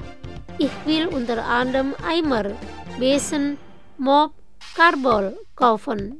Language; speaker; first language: German; non-native, fluent; Indonesian